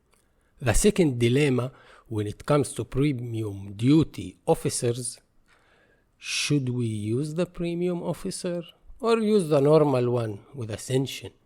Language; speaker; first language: English; non-native, fluent; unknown